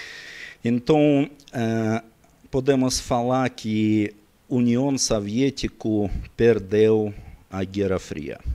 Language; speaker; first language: Portuguese; non-native, learner; Russian